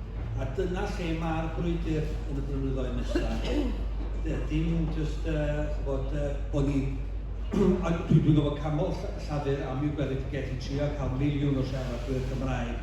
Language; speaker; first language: Welsh; native; Welsh